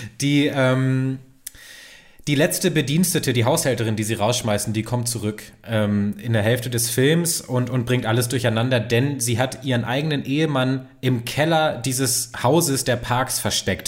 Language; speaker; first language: German; native; German